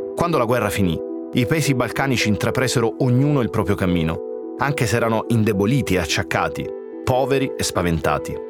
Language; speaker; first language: Italian; native; Italian